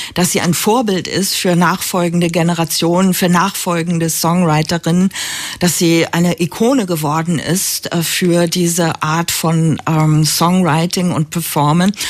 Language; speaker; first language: German; native; German